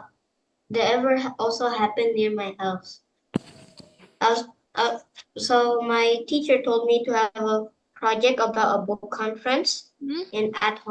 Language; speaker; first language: English; non-native, fluent; Indonesian